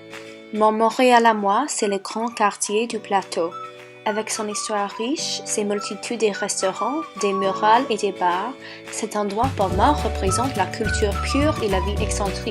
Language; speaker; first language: French; non-native, learner; English